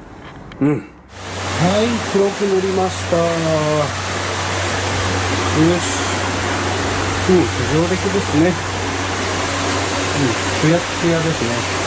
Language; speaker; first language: Japanese; native; Japanese